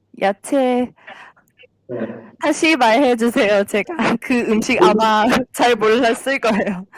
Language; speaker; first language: Korean; non-native, fluent; Thai